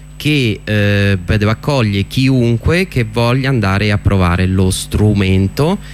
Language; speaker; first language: Italian; native; Italian